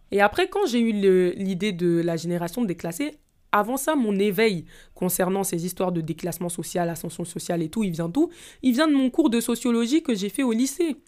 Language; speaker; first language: French; native; French